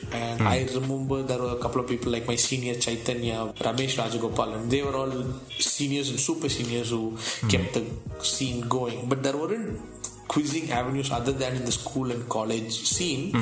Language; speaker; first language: English; non-native, local second language; Tamil